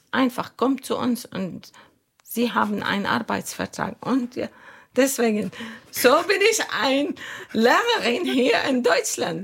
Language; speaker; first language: German; non-native, learner; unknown